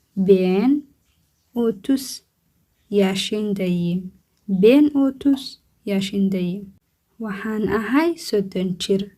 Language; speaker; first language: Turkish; non-native, learner; Somali